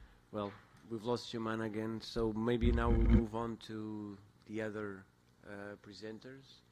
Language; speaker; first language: English; non-native, fluent; Portuguese